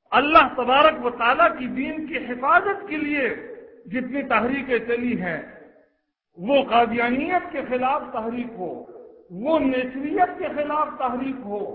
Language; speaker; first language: Urdu; non-native, local second language; Pashto